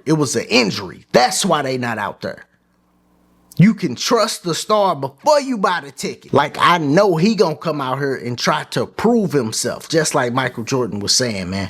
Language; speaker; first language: English; native; English